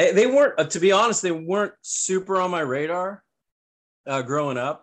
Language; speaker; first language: English; native; English